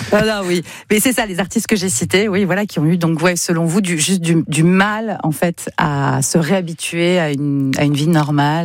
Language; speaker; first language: French; native; French